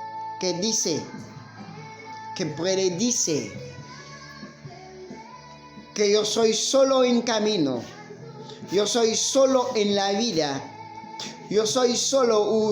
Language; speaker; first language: Spanish; non-native, learner; Haitian Creole